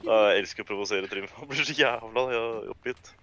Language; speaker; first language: Norwegian; native; Norwegian